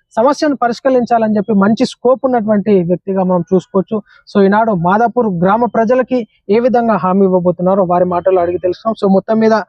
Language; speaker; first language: Telugu; native; Telugu